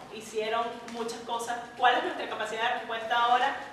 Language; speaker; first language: Spanish; native; Spanish